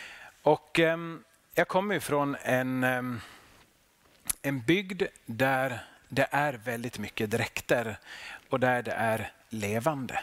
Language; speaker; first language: Swedish; non-native, local second language; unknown